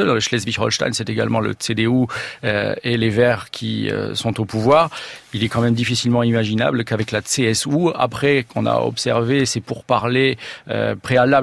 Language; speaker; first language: French; native; French